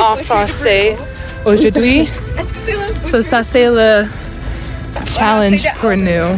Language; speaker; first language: French; non-native, local second language; English